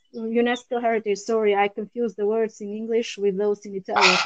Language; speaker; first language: English; non-native, learner; Albanian